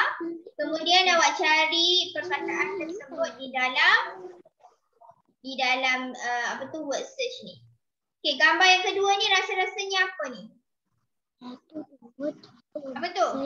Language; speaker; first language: Malay; native; Malay